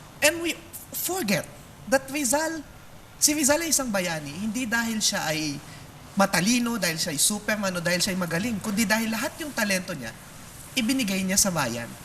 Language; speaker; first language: Filipino; native; Filipino